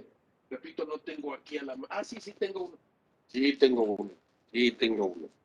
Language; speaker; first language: Spanish; native; Spanish